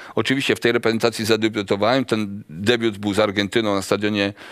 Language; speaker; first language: Polish; native; Polish